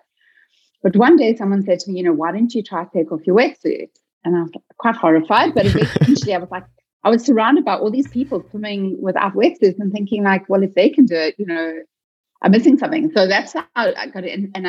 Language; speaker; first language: English; native; English